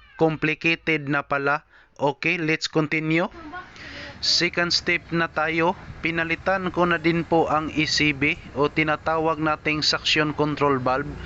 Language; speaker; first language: Filipino; non-native, local second language; Cebuano